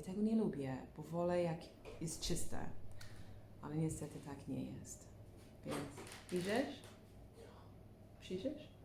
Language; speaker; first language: Polish; non-native, learner; English